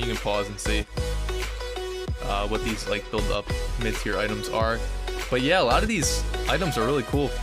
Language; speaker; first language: English; native; English